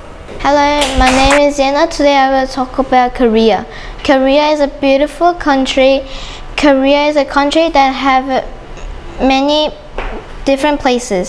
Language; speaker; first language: English; non-native, learner; Korean